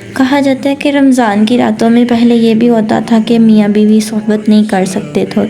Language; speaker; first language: Urdu; non-native, local second language; Punjabi